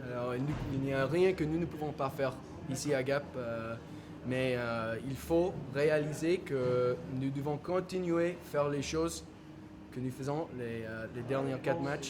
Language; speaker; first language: French; non-native, fluent; English